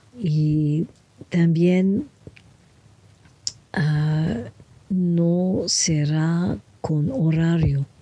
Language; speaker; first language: Spanish; non-native, fluent; French